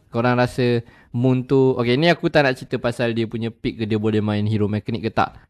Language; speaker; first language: Malay; native; Malay